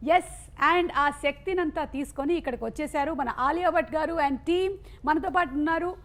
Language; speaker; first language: Telugu; non-native, local second language; Malayalam